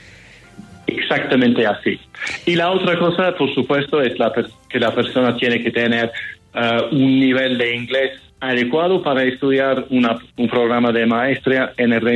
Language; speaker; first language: Spanish; non-native, fluent; English